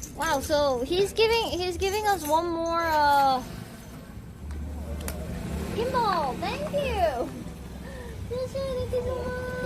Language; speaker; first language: English; non-native, fluent; Korean